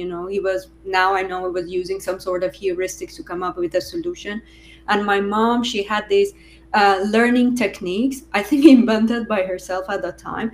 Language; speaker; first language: English; non-native, fluent; Persian